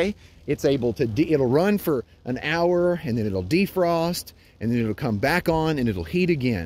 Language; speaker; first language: English; native; English